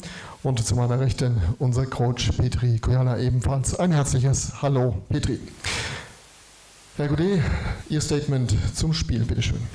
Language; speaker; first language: German; native; German